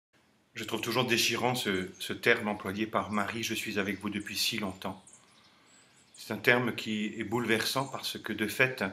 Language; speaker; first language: French; native; French